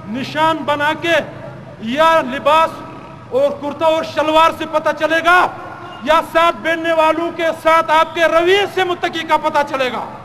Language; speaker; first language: Urdu; non-native, local second language; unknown